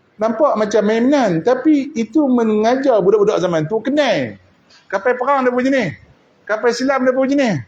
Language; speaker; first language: Malay; native; Malay